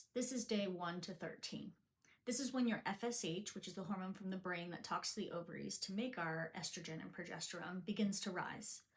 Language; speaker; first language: English; native; English